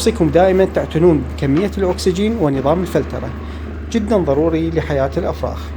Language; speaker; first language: Arabic; native; Arabic